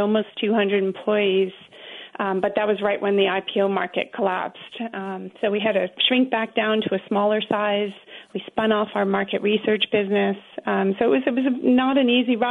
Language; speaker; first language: English; native; English